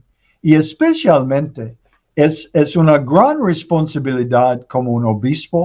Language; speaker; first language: Spanish; non-native, learner; English